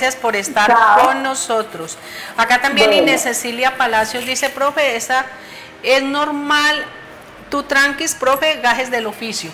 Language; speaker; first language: Spanish; native; Spanish